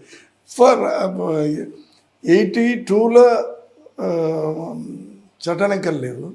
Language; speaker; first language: Telugu; non-native, learner; Tamil